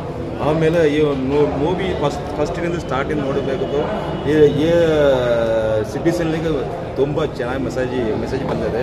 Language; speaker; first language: Kannada; non-native, learner; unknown